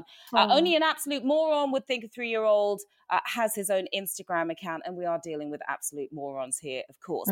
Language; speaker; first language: English; native; English